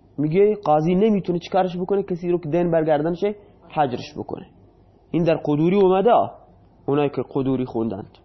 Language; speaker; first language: Persian; non-native, local second language; Baluchi